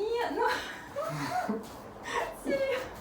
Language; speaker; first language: Russian; native; Russian